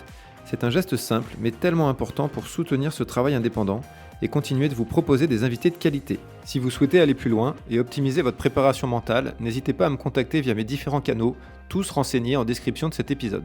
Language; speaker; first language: French; native; French